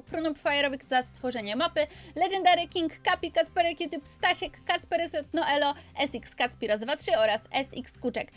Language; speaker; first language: Polish; native; Polish